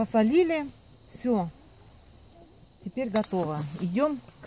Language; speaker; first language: Russian; native; Russian